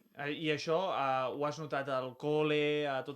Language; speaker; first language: Catalan; native; Catalan